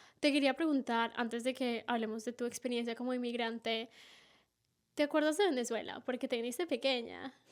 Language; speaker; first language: Spanish; native; Spanish